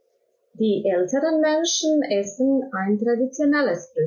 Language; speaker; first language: German; non-native, fluent; Croatian